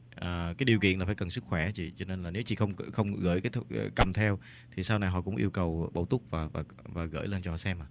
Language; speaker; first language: Vietnamese; native; Vietnamese